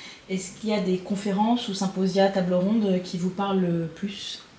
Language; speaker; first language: French; native; French